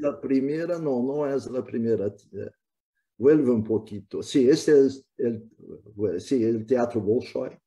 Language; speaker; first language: Spanish; non-native, fluent; Portuguese